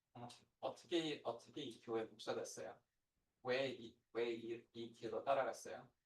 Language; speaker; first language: Korean; non-native, learner; English